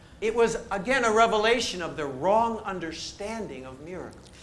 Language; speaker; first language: English; native; English